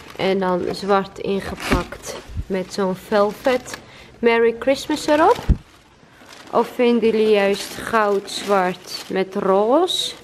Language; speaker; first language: Dutch; non-native, fluent; Chechen